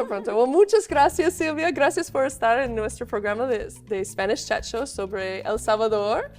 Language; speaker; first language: Spanish; non-native, fluent; English